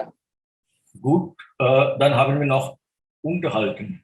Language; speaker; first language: German; non-native, fluent; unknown